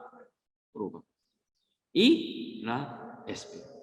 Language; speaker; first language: Spanish; non-native, learner; Korean